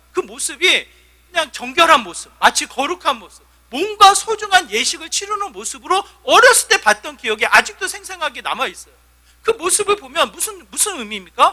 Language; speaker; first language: Korean; native; Korean